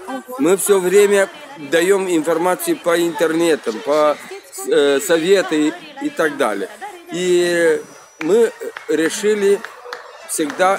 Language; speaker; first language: Russian; non-native, local second language; Romanian